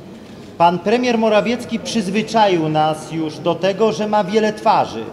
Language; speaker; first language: Polish; native; Polish